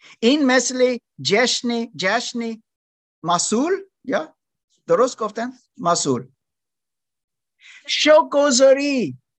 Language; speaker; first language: Persian; non-native, learner; German